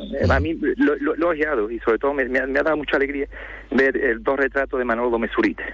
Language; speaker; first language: Spanish; native; Spanish